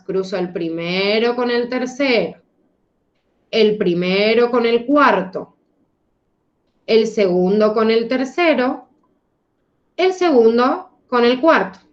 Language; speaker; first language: Spanish; native; Spanish